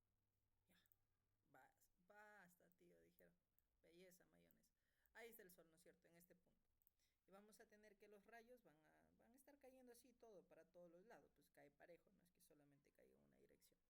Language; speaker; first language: Spanish; native; Spanish